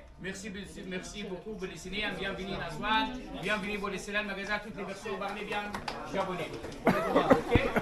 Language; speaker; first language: French; non-native, learner; Arabic